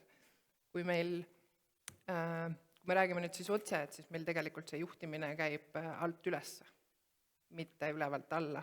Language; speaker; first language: Estonian; native; Estonian